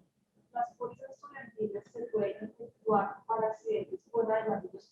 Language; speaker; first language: Spanish; native; Spanish